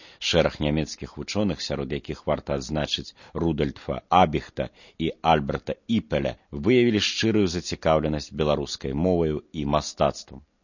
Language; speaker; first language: Belarusian; non-native, local second language; Russian